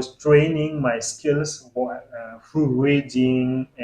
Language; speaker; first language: English; non-native, fluent; French